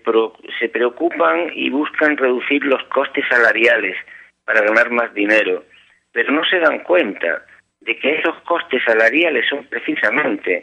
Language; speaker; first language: Spanish; native; Spanish